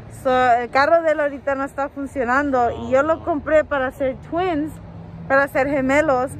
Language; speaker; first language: Spanish; early bilingual, heritage; Spanish